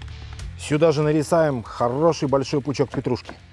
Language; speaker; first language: Russian; native; Russian